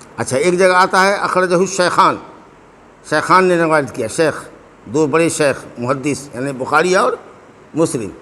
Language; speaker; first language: Urdu; native; Urdu